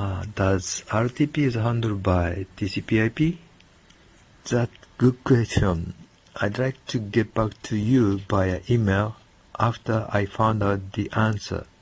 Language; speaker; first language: English; non-native, learner; Japanese